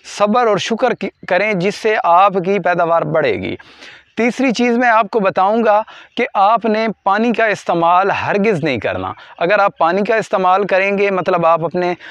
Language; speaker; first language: Urdu; non-native, local second language; Punjabi